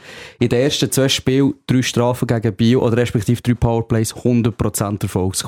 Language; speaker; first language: German; native; German